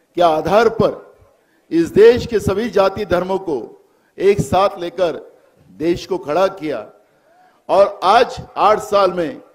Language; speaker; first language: Hindi; non-native, local second language; Marathi